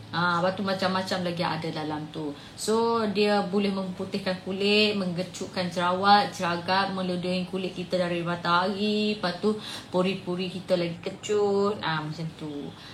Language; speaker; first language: Malay; native; Malay